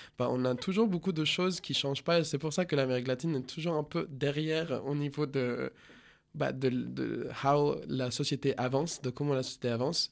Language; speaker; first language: French; non-native, fluent; Spanish